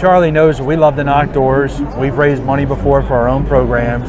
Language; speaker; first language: English; native; English